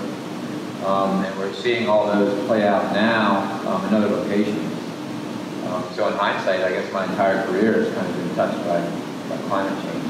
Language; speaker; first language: English; native; English